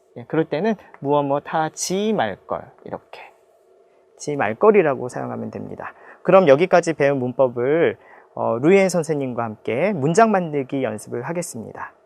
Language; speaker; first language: Korean; native; Korean